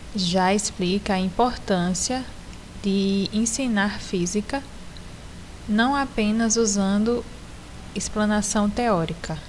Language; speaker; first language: Portuguese; native; Portuguese